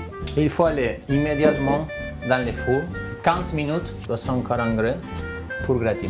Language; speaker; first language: French; non-native, fluent; Spanish